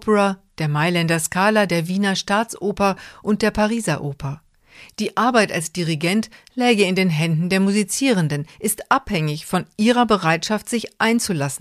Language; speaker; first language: German; native; German